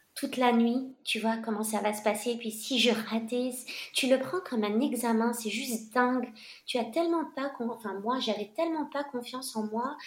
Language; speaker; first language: French; non-native, local second language; Arabic